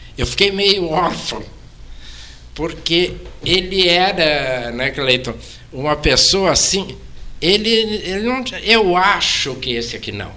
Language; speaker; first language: Portuguese; native; Portuguese